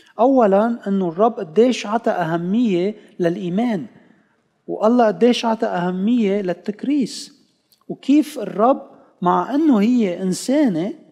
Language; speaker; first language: Arabic; non-native, local second language; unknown